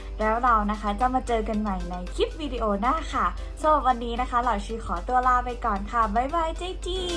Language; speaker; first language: Thai; native; Thai